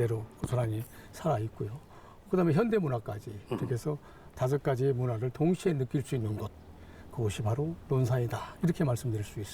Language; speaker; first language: Korean; native; Korean